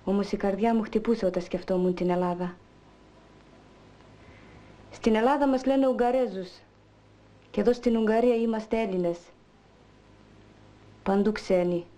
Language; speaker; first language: Greek; early bilingual, heritage; Greek